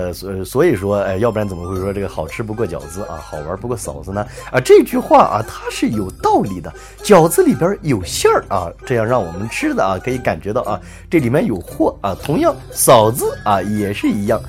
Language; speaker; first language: Chinese; native; Chinese